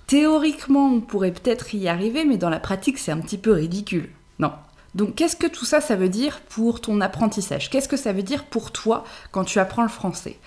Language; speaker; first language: French; native; French